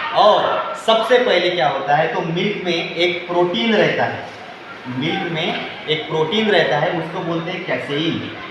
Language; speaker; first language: Hindi; non-native, local second language; Marathi